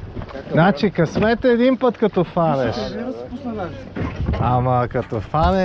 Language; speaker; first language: Bulgarian; native; Bulgarian